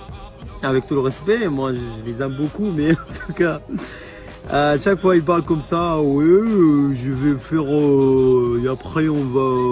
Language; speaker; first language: French; non-native, fluent; Arabic